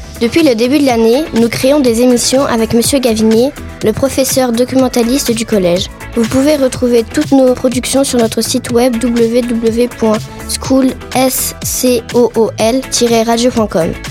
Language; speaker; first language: French; native; French